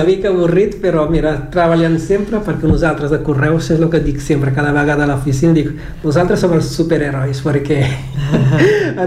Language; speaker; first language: Catalan; non-native, fluent; Kabuverdianu